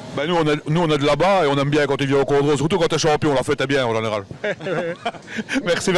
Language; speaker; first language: French; native; French